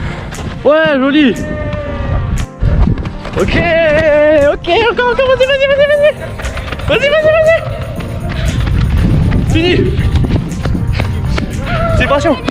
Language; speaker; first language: French; native; French